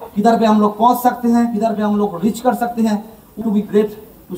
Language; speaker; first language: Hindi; non-native, local second language; Bangla